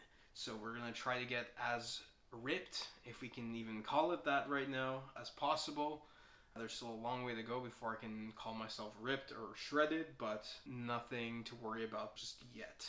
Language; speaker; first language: English; native; English